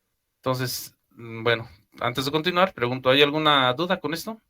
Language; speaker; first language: Spanish; native; Spanish